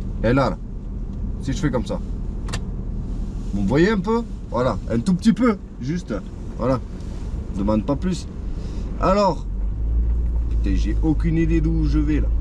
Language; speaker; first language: French; native; French